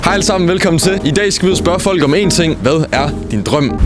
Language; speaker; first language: Danish; native; Danish